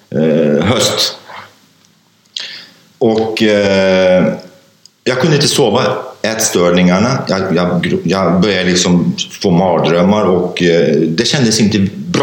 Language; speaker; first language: Swedish; non-native, fluent; Kurdish